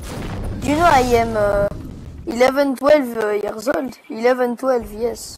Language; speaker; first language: English; non-native, learner; French